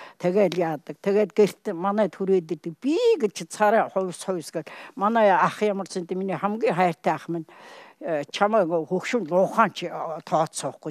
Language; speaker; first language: Mongolian; native; Mongolian